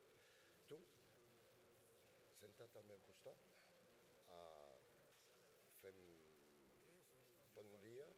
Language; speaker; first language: Catalan; non-native, fluent; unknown